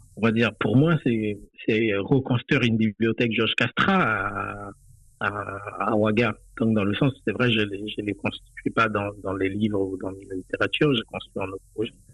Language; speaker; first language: French; non-native, local second language; Haitian Creole